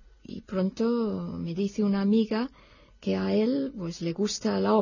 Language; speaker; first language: Spanish; non-native, fluent; English